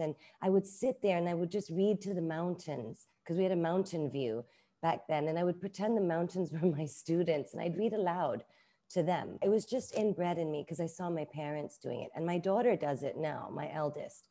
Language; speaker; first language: English; native; English